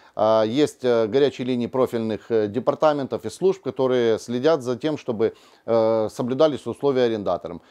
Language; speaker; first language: Russian; native; Russian